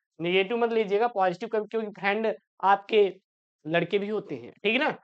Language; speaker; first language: Hindi; native; Hindi